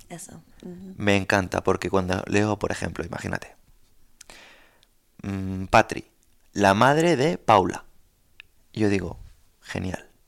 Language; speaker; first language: Spanish; native; Spanish